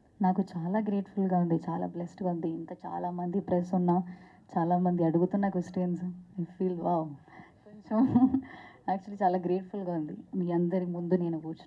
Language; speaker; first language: Telugu; non-native, local second language; Malayalam